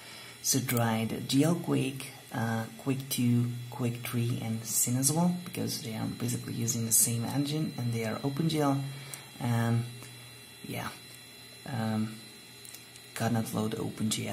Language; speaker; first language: English; non-native, fluent; Hungarian